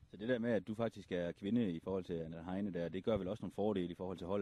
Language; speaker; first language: Danish; native; Danish